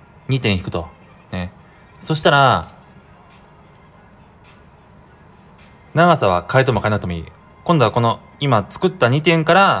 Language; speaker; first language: Japanese; native; Japanese